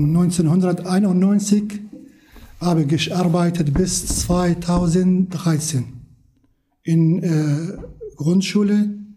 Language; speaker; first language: German; non-native, learner; Kurdish